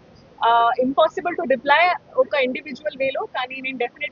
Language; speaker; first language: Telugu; non-native, fluent; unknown